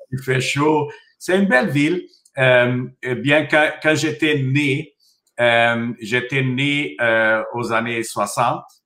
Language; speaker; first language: French; non-native, fluent; Portuguese